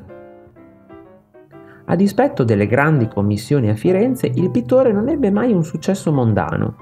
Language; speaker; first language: Italian; native; Italian